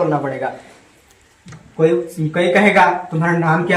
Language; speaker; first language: Hindi; non-native, local second language; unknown